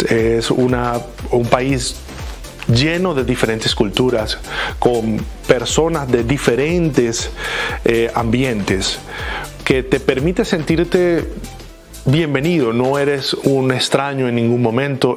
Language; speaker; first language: Spanish; native; Spanish